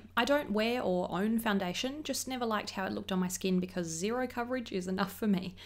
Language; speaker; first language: English; native; English